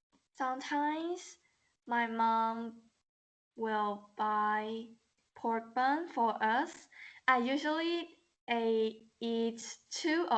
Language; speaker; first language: English; non-native, learner; Chinese